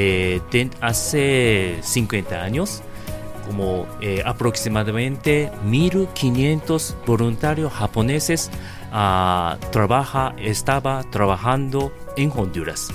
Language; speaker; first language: Spanish; non-native, learner; Japanese